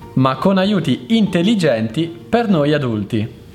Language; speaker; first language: Italian; native; Italian